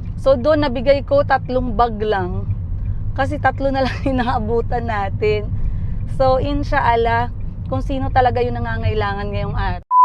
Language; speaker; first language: Filipino; non-native, local second language; Cebuano